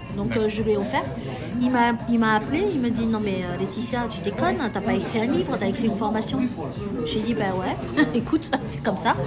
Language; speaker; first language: French; early bilingual, other home language; Chinese